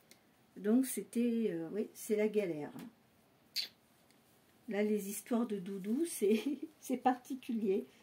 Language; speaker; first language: French; native; French